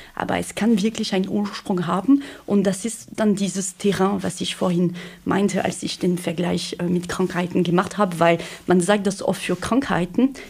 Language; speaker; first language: German; non-native, fluent; French